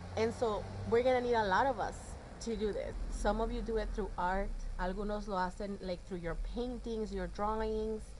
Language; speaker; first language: English; early bilingual, other home language; Spanish